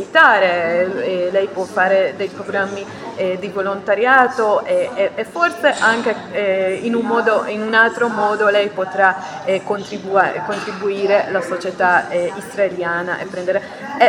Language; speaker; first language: Italian; non-native, fluent; Hebrew